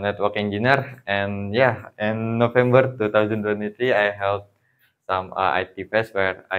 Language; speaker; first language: English; non-native, learner; Indonesian